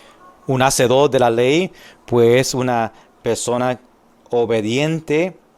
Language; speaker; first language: Spanish; non-native, fluent; English